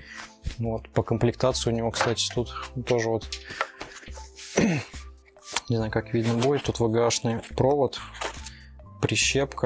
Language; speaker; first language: Russian; native; Russian